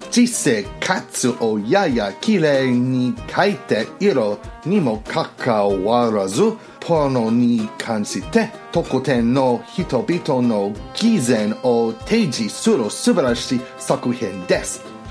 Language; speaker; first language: Japanese; non-native, learner; English